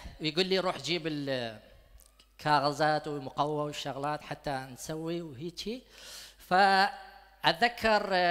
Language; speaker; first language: Arabic; non-native, local second language; Kurdish